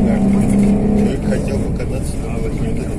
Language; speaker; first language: Russian; native; Russian